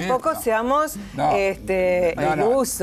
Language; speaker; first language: Spanish; native; Spanish